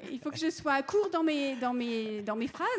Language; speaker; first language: French; native; French